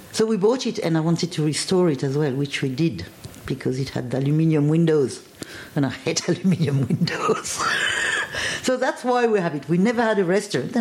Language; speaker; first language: English; non-native, fluent; French